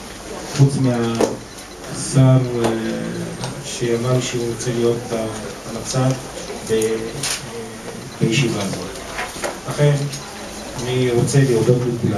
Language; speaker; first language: Hebrew; non-native, local second language; Arabic